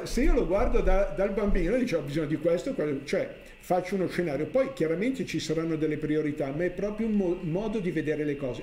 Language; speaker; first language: Italian; native; Italian